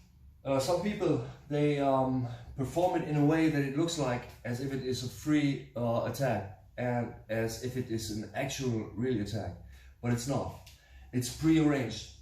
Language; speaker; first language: English; non-native, fluent; German